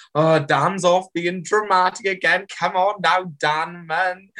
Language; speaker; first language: English; native; English